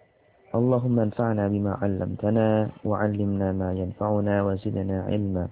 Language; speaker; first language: Arabic; non-native, fluent; Indonesian